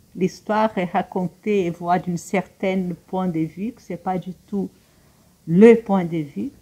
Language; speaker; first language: French; non-native, fluent; Portuguese